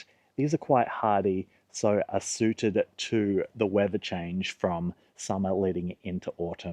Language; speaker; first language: English; native; English